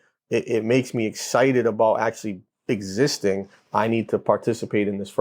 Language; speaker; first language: English; native; English